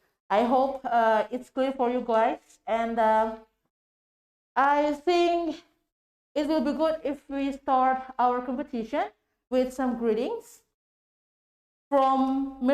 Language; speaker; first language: English; non-native, fluent; Indonesian